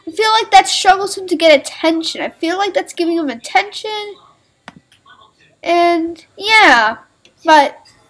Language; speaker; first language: English; native; English